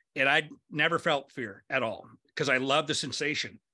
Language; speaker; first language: English; native; English